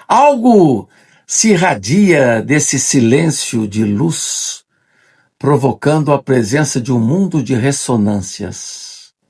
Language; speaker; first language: Portuguese; native; Portuguese